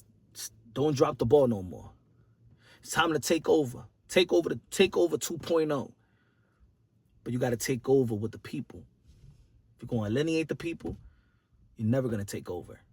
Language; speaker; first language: English; native; English